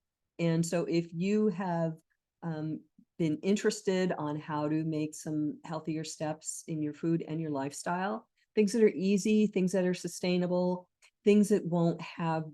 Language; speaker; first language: English; native; English